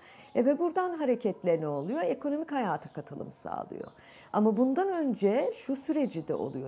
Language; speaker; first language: Turkish; native; Turkish